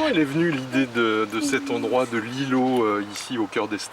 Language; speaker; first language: French; native; French